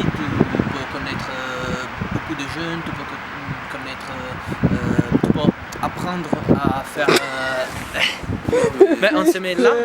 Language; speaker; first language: French; non-native, fluent; Italian